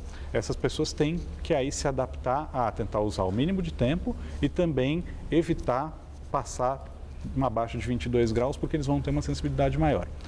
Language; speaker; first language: Portuguese; native; Portuguese